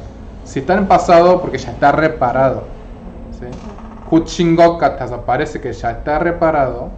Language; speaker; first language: Spanish; non-native, fluent; Korean